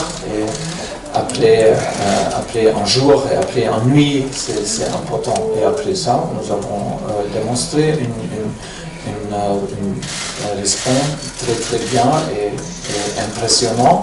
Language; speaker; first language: French; non-native, fluent; German